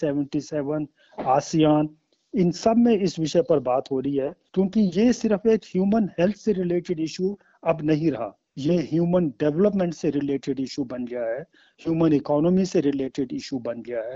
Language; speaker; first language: Hindi; native; Hindi